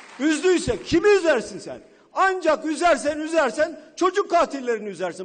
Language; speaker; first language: Turkish; native; Turkish